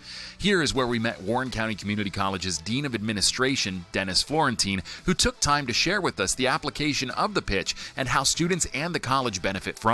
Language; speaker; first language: English; native; English